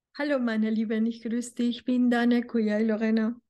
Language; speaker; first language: German; non-native, fluent; Spanish